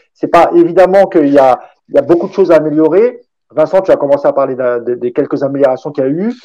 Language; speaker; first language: French; native; French